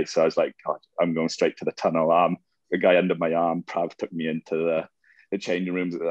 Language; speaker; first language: English; native; English